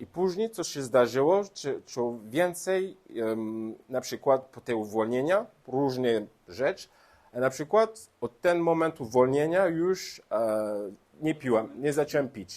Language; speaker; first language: Polish; non-native, learner; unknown